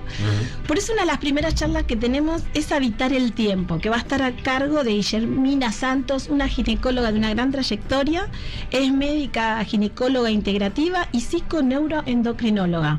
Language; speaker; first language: Spanish; native; Spanish